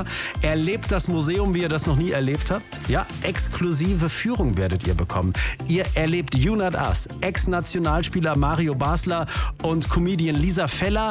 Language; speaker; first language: German; native; German